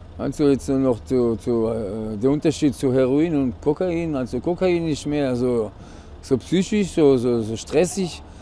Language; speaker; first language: German; non-native, fluent; Portuguese